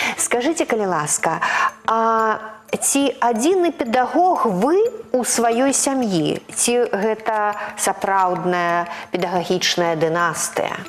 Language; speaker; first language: Belarusian; native; Belarusian